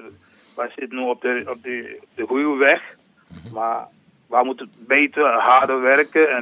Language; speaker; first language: Dutch; non-native, learner; English